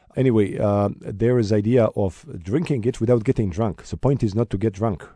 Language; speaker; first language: English; non-native, fluent; Bosnian